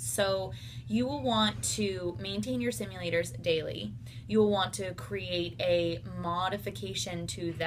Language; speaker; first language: English; native; English